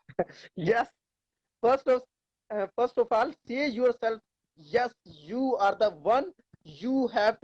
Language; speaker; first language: English; non-native, learner; Urdu